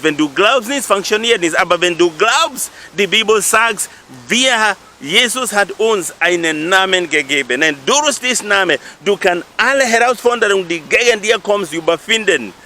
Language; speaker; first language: German; non-native, learner; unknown